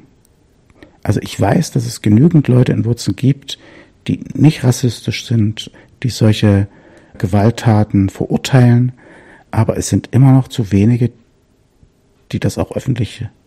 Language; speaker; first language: German; native; German